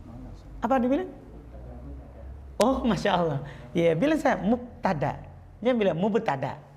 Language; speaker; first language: Indonesian; native; Indonesian